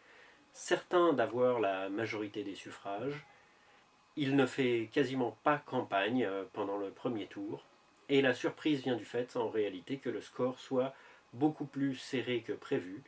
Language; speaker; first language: French; native; French